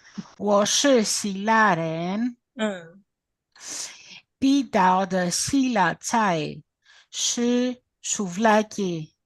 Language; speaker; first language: Chinese; non-native, learner; Greek